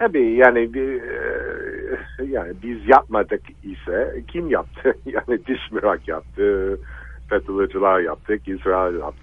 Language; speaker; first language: Turkish; non-native, fluent; English